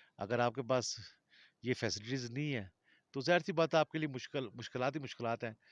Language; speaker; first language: Urdu; non-native, local second language; Balti